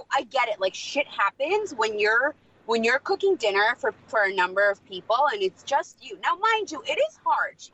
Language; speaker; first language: English; non-native, fluent; Russian